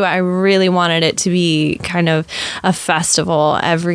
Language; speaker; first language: English; native; English